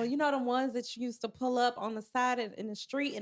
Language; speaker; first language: English; native; English